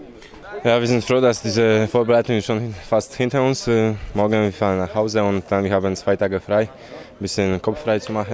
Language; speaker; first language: German; non-native, fluent; Polish